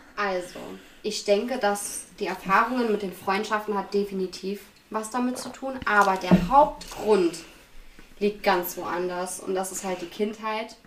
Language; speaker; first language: German; native; German